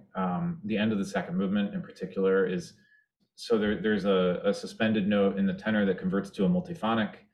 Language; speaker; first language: English; native; English